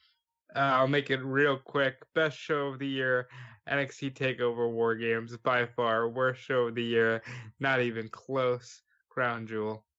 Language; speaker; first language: English; native; English